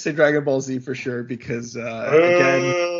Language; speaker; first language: English; native; English